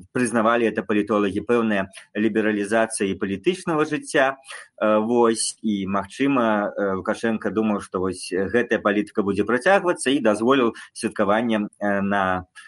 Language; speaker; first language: Belarusian; non-native, local second language; Russian